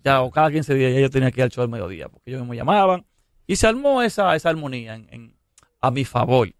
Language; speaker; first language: Spanish; native; Spanish